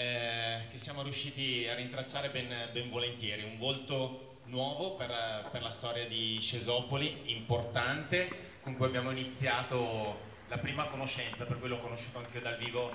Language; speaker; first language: Italian; native; Italian